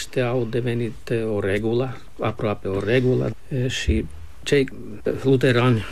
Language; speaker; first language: Romanian; non-native, fluent; Finnish